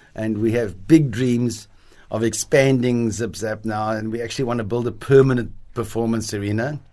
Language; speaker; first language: English; native; English